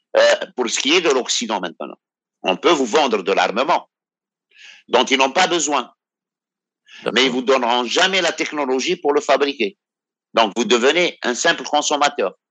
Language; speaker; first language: French; non-native, local second language; Arabic